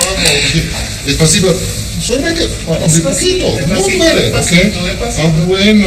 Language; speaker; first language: Spanish; non-native, learner; English